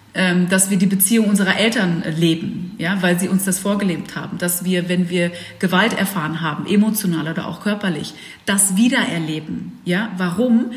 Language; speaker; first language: German; early bilingual, other home language; Dutch